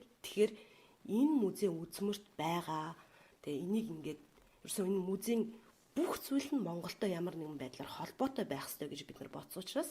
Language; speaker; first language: Mongolian; native; Mongolian